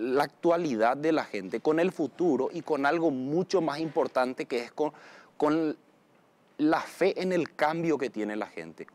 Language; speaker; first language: Spanish; native; Spanish